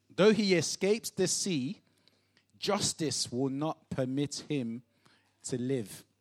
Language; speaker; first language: English; non-native, local second language; Yoruba